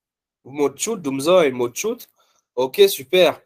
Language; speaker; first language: Vietnamese; non-native, learner; French